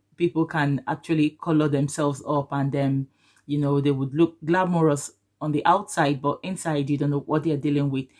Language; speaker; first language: English; non-native, local second language; Yoruba